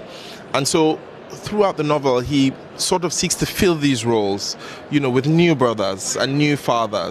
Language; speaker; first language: English; non-native, local second language; Hausa